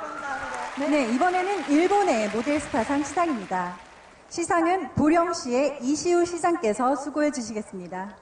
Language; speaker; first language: Korean; native; Korean